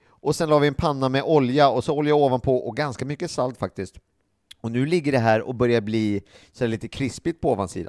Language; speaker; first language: Swedish; native; Swedish